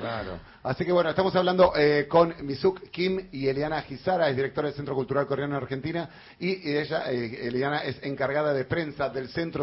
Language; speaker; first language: Spanish; native; Spanish